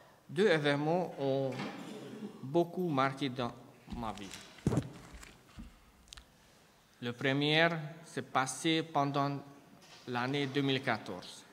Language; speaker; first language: French; non-native, fluent; Hungarian